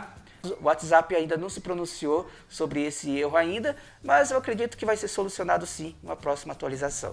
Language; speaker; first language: Portuguese; native; Portuguese